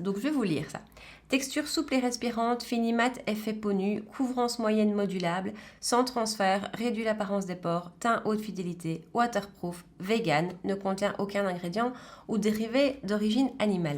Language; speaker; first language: French; native; French